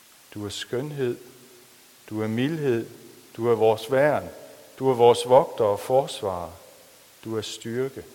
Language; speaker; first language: Danish; native; Danish